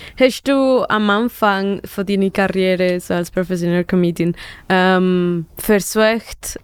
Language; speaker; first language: German; non-native, fluent; Spanish